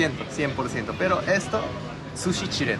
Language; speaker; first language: Spanish; non-native, learner; Japanese